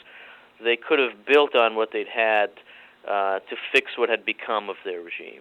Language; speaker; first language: English; native; English